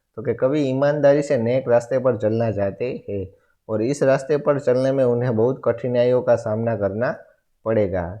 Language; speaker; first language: Hindi; non-native, local second language; Gujarati